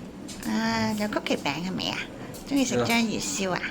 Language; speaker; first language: Cantonese; native; Cantonese